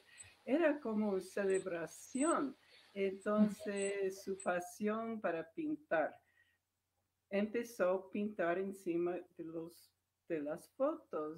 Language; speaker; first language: Spanish; non-native, fluent; English